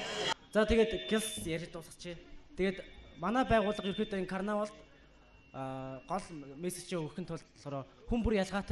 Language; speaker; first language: Mongolian; native; Mongolian